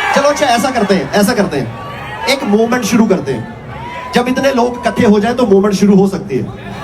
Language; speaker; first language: Hindi; non-native, local second language; Punjabi